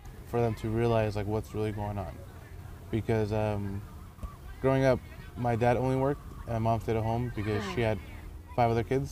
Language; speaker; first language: English; early bilingual, other home language; Persian